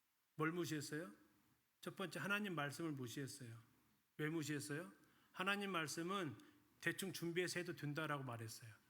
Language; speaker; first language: Korean; native; Korean